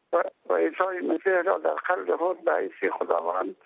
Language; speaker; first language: Persian; native; Persian